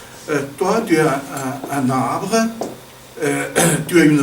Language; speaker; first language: French; non-native, learner; Chinese